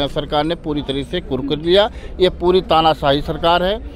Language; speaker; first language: Hindi; native; Hindi